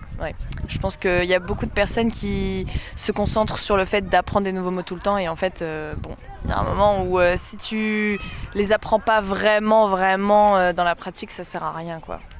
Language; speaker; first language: French; native; French